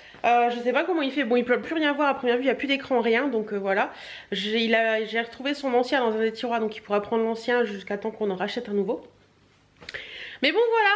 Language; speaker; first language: French; native; French